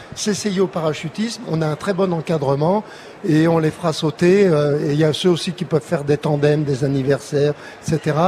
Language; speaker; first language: French; native; French